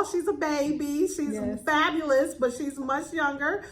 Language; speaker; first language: English; native; English